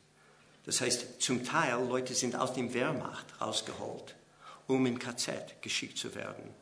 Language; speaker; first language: German; non-native, fluent; English